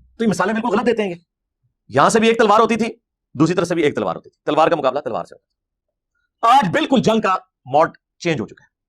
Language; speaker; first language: Urdu; non-native, local second language; Punjabi